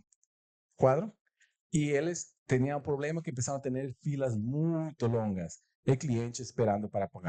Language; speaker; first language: Portuguese; non-native, learner; Spanish